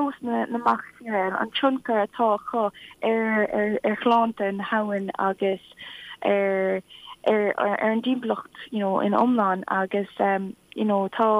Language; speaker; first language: Irish; non-native, local second language; English